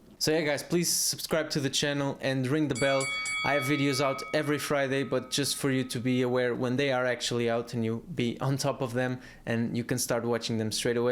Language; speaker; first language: English; non-native, fluent; Portuguese